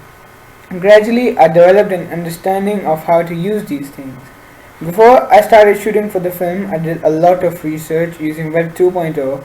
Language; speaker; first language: English; non-native, local second language; Urdu